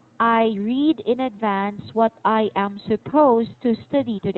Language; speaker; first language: English; non-native, fluent; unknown